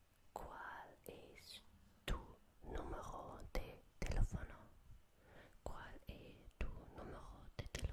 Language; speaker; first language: Spanish; non-native, learner; German